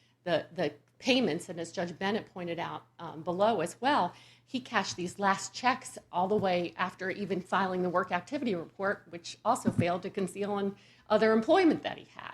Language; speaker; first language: English; native; English